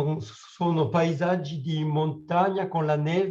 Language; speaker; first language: Italian; non-native, learner; French